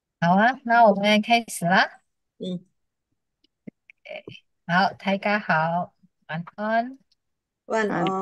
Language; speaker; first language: Chinese; early bilingual, heritage; Chinese